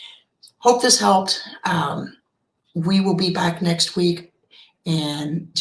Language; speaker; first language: English; native; English